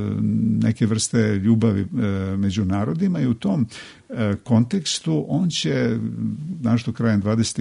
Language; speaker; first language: Serbian; native; Serbian